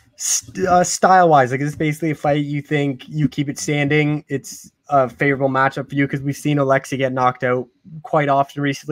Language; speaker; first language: English; native; English